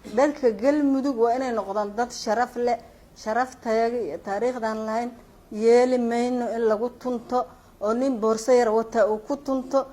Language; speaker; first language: Somali; native; Somali